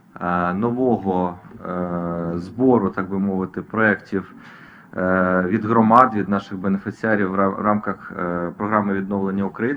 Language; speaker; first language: Ukrainian; native; Ukrainian